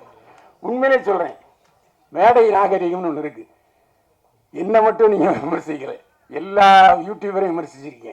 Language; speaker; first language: Tamil; native; Tamil